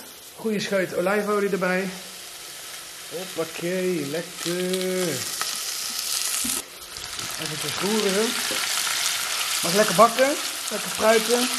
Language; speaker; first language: Dutch; native; Dutch